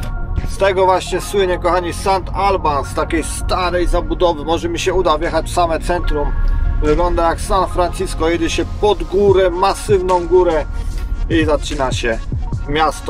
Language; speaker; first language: Polish; native; Polish